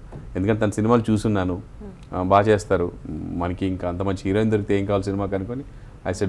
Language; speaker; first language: Telugu; native; Telugu